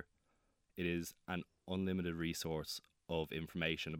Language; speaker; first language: English; native; English